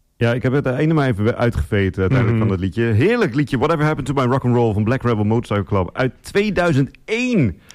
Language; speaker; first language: Dutch; native; Dutch